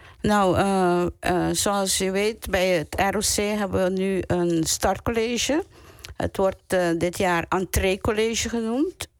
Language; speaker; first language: Dutch; non-native, local second language; Papiamento